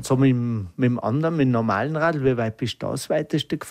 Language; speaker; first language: German; native; German